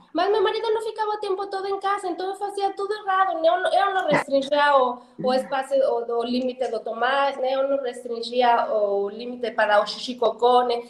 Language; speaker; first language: Portuguese; non-native, fluent; Spanish